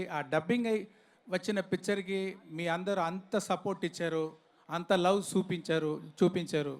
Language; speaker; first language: Telugu; non-native, fluent; Tamil